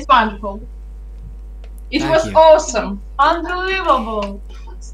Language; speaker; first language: English; non-native, learner; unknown